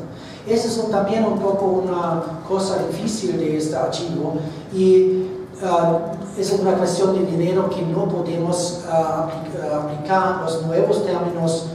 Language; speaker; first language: Spanish; non-native, fluent; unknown